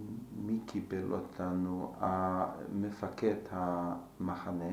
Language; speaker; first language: Hebrew; non-native, fluent; Slovak